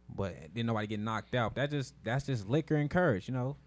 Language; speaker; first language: English; native; English